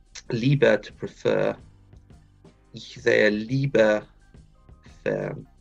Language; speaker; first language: German; non-native, fluent; English